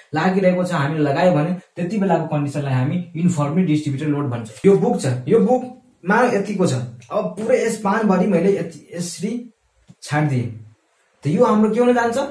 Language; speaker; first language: Nepali; non-native, local second language; Maithili